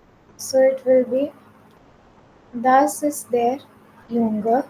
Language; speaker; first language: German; non-native, fluent; Hindi